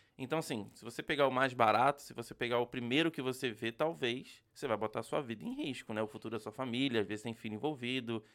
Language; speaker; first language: Portuguese; native; Portuguese